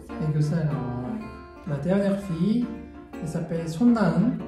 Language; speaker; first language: French; non-native, fluent; Korean